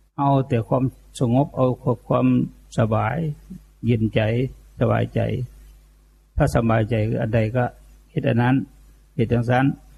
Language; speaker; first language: Thai; native; Thai